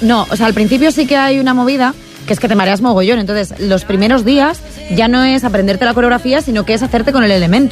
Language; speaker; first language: Spanish; native; Spanish